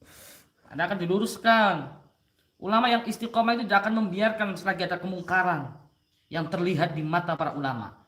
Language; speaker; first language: Indonesian; native; Indonesian